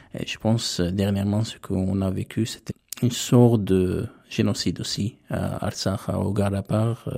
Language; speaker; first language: French; non-native, fluent; Armenian